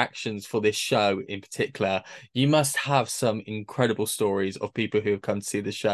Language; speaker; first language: English; native; English